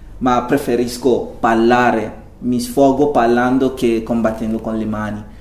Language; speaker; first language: Italian; non-native, fluent; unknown